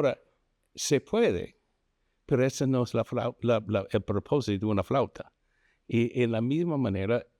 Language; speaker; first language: Spanish; non-native, fluent; English